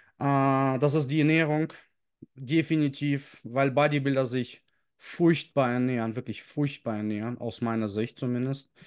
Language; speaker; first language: German; early bilingual, other home language; Russian